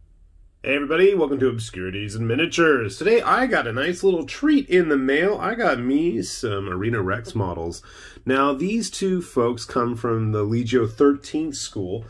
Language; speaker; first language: English; native; English